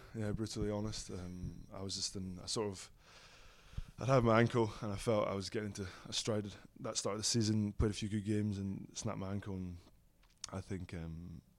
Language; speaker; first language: English; native; English